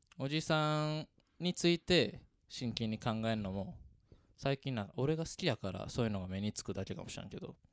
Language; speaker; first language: Japanese; native; Japanese